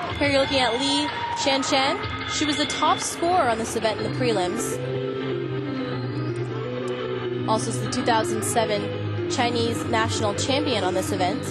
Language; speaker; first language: English; native; English